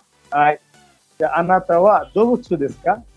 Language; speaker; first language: Japanese; non-native, fluent; Bangla